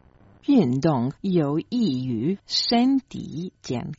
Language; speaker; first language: Chinese; non-native, learner; Croatian